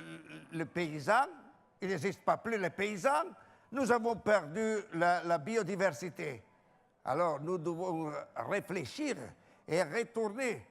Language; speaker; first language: French; non-native, fluent; Italian